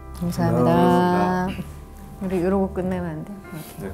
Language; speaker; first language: Korean; native; Korean